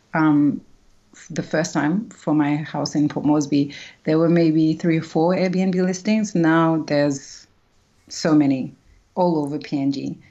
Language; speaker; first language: English; early bilingual, other home language; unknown